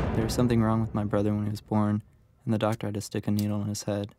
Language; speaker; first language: English; native; English